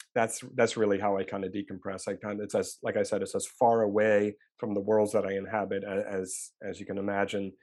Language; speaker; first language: English; native; English